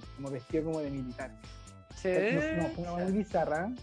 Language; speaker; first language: Spanish; native; Spanish